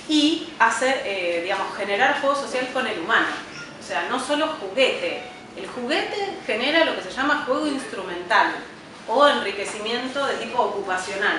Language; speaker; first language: Spanish; native; Spanish